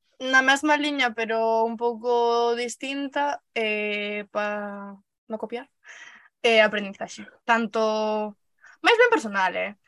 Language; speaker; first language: Galician; native; Galician